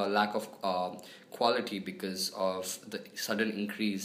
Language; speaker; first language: English; non-native, local second language; Telugu